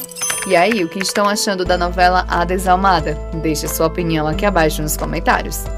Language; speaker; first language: Portuguese; native; Portuguese